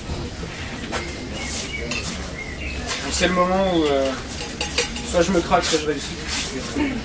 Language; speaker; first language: French; non-native, fluent; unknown